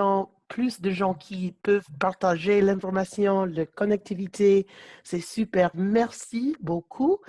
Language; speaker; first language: French; non-native, learner; English